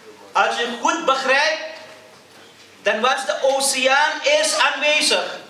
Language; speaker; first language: Dutch; early bilingual, other home language; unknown